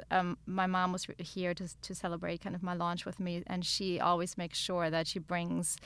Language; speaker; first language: English; non-native, fluent; German